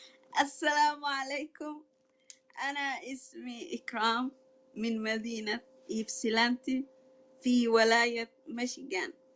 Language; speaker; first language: Arabic; non-native, learner; English